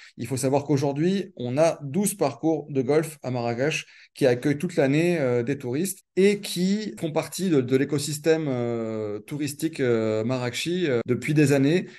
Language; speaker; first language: French; native; French